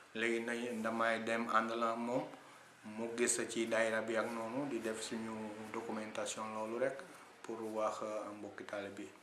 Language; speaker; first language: Wolof; non-native, fluent; Italian